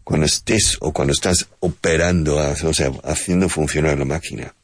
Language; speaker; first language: Spanish; non-native, fluent; English